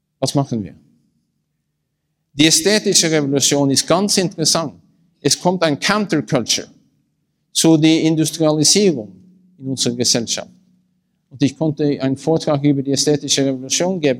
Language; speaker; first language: German; non-native, learner; Norwegian